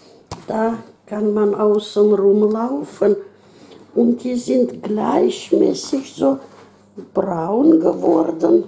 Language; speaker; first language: German; non-native, fluent; Russian